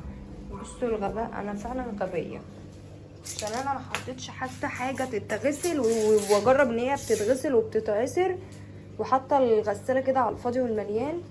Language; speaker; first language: Arabic; native; Arabic